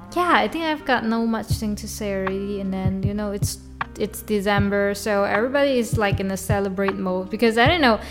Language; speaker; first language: English; non-native, local second language; Chinese